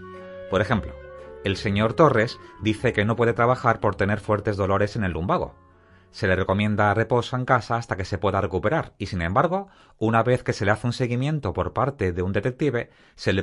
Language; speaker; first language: Spanish; native; Spanish